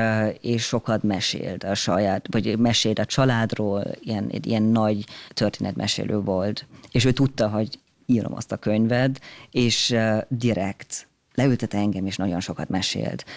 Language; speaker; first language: Hungarian; non-native, fluent; German